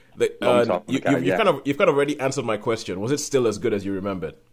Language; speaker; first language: English; non-native, local second language; Yoruba